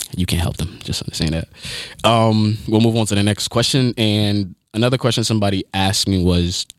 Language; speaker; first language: English; early bilingual, other home language; Haitian Creole